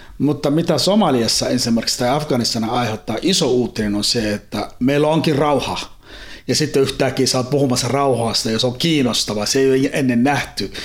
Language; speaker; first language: Finnish; non-native, fluent; Somali